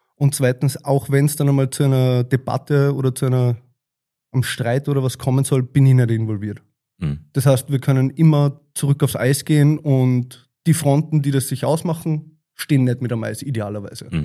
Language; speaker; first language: German; native; German